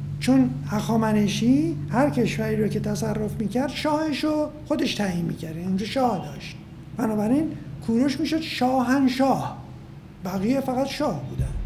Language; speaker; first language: Persian; non-native, local second language; Armenian